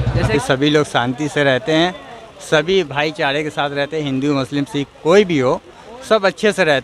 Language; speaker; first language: Hindi; native; Hindi